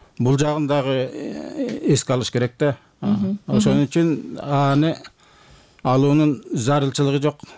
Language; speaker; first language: Kyrgyz; native; Kyrgyz